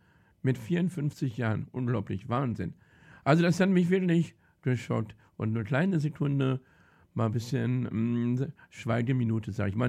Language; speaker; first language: German; native; German